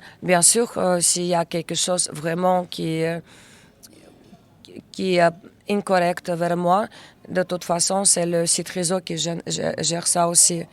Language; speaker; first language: French; non-native, learner; Russian